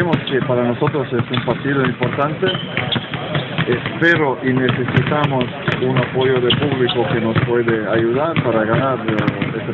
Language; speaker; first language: Spanish; non-native, fluent; Serbian